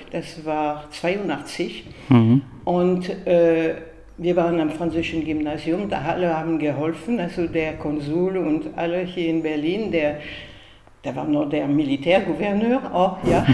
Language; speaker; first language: German; non-native, fluent; French